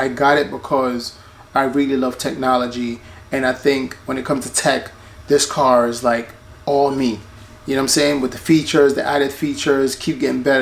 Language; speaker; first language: English; native; English